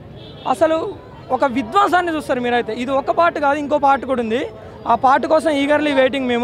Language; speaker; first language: Telugu; native; Telugu